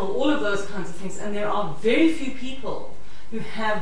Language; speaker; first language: English; native; English